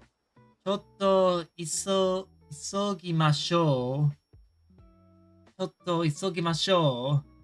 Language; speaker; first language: Japanese; non-native, learner; English